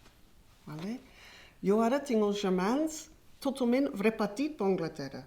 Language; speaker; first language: Catalan; non-native, fluent; English